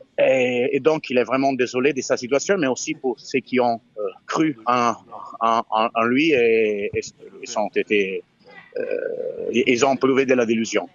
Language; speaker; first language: French; non-native, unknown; Italian